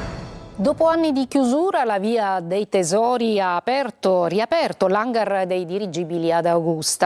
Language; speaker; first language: Italian; native; Italian